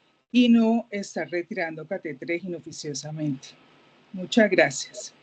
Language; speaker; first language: Spanish; native; Spanish